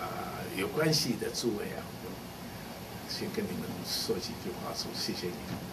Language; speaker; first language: Chinese; non-native, local second language; Cantonese